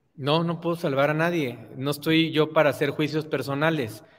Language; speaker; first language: Spanish; native; Spanish